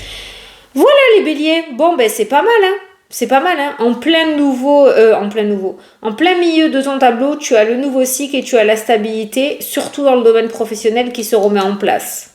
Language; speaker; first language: French; native; French